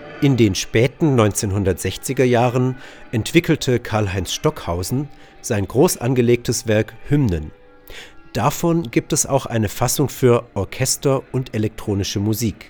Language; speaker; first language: German; native; German